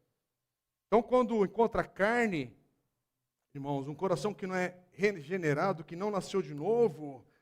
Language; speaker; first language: Portuguese; native; Portuguese